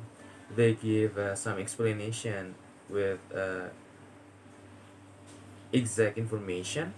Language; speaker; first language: English; non-native, learner; Indonesian